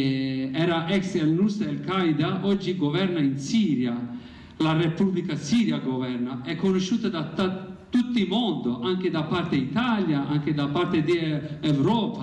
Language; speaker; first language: Italian; non-native, learner; Kurdish